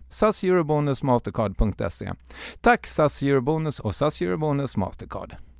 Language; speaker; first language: Swedish; native; Swedish